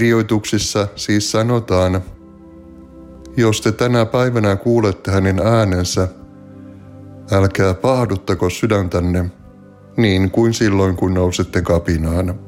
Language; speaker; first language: Finnish; native; Finnish